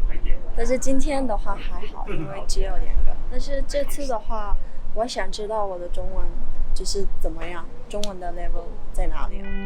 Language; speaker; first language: Chinese; non-native, learner; Mongolian